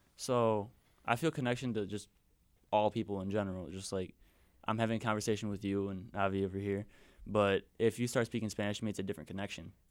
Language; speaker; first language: English; early bilingual, other home language; Spanish